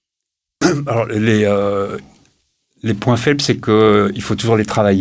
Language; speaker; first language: French; native; French